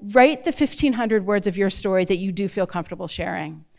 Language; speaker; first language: English; native; English